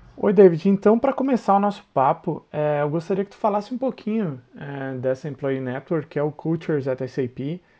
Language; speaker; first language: Portuguese; native; Portuguese